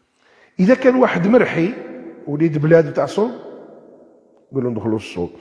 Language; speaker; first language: Arabic; native; Arabic